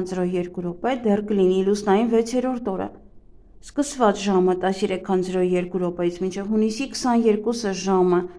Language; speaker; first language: Armenian; native; Armenian